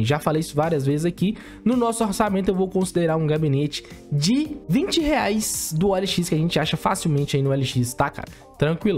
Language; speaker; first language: Portuguese; native; Portuguese